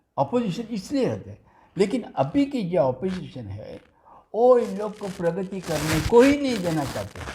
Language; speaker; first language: Hindi; non-native, local second language; Gujarati